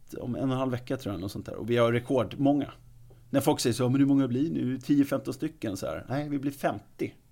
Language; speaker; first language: Swedish; native; Swedish